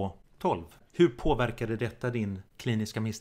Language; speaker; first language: Swedish; native; Swedish